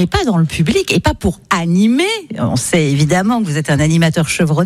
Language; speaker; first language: French; native; French